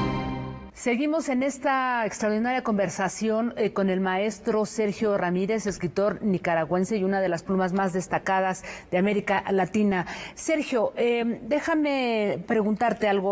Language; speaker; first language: Spanish; native; Spanish